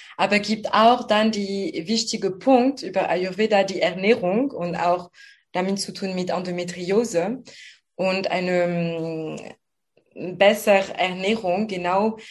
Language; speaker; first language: German; non-native, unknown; French